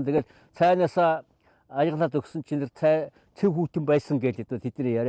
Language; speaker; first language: Mongolian; native; Mongolian